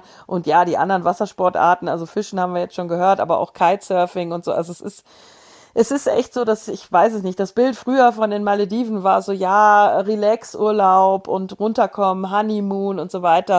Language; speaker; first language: German; native; German